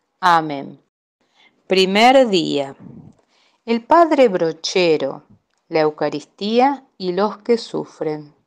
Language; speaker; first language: Spanish; native; Spanish